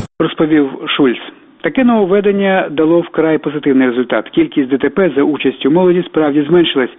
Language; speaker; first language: Ukrainian; native; Ukrainian